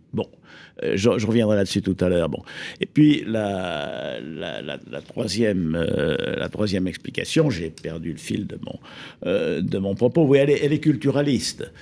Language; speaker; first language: French; native; French